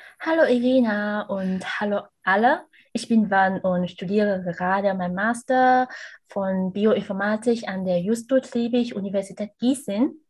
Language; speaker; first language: German; non-native, learner; Vietnamese